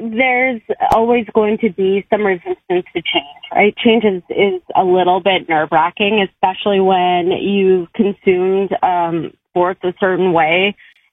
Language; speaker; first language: English; native; English